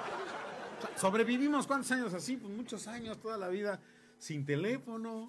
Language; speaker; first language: Spanish; native; Spanish